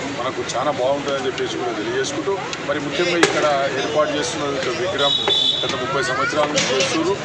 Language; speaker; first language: Telugu; native; Telugu